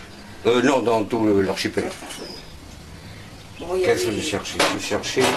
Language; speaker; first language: French; native; French